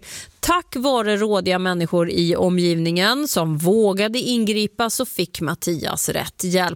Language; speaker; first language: Swedish; native; Swedish